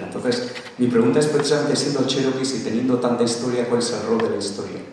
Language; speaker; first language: Spanish; native; Spanish